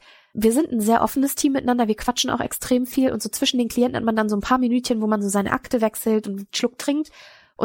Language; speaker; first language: German; native; German